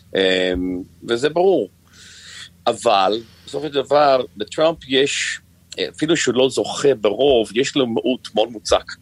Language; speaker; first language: Hebrew; non-native, fluent; English